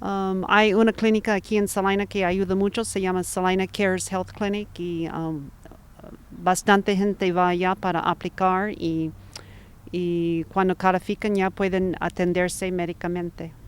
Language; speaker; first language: Spanish; non-native, fluent; English